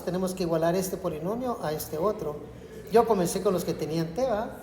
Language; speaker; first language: Spanish; native; Spanish